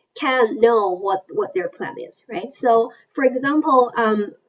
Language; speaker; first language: English; non-native, fluent; Chinese